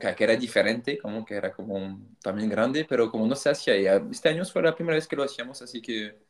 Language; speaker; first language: Spanish; non-native, fluent; French